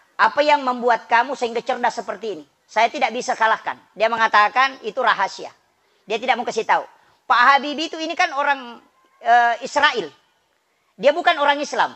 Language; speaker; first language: Indonesian; non-native, local second language; Buginese